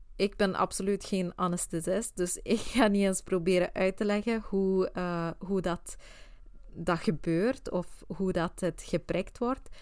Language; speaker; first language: Dutch; non-native, fluent; Swedish